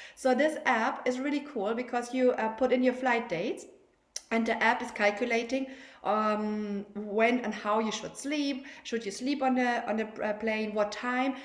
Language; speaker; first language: English; non-native, fluent; German